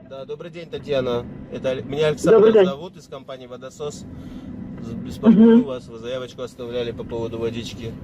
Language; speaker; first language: Russian; native; Russian